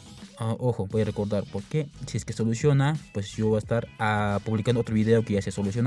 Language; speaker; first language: Spanish; non-native, local second language; Quechua